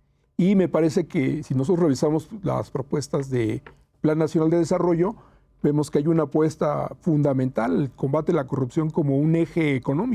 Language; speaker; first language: Spanish; native; Spanish